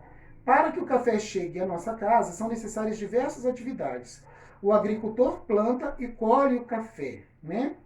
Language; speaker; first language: Portuguese; native; Portuguese